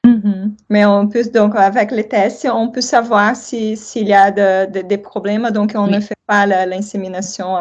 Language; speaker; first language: French; non-native, fluent; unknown